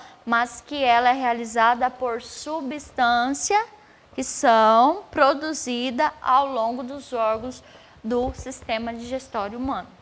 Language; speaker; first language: Portuguese; native; Portuguese